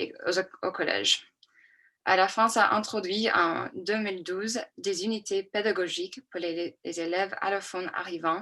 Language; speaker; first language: French; non-native, fluent; English